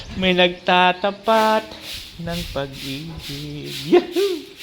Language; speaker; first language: Filipino; native; Filipino